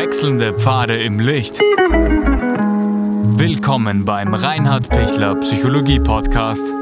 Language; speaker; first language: German; native; German